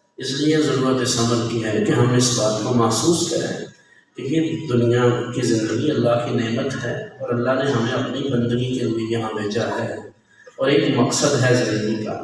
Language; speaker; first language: Urdu; non-native, local second language; Punjabi